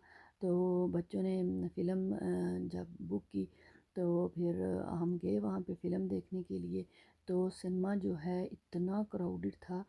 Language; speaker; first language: Urdu; native; Urdu